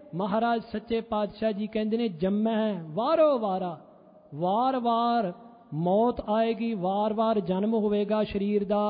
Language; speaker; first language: Punjabi; early bilingual, heritage; Punjabi